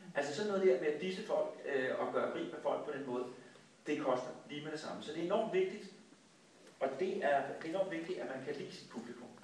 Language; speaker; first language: Danish; native; Danish